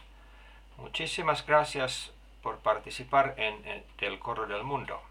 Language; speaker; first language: Spanish; non-native, learner; Finnish